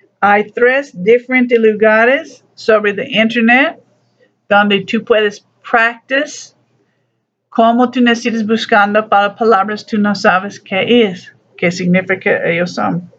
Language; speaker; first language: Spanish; non-native, learner; English